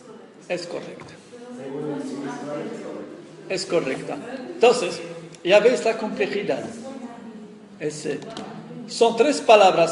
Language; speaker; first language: Spanish; non-native, fluent; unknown